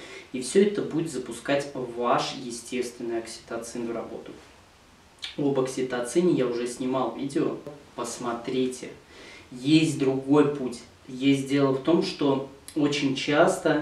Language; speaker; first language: Russian; native; Russian